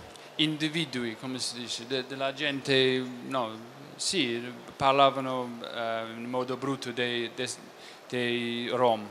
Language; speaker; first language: Italian; non-native, fluent; English